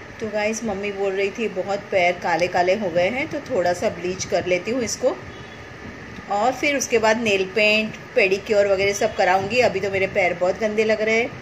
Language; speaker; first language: Hindi; native; Hindi